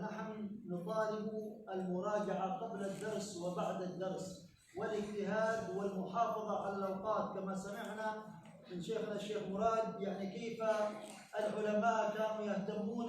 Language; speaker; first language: Arabic; native; Arabic